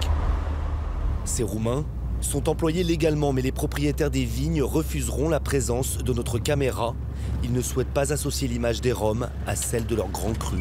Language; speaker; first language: French; native; French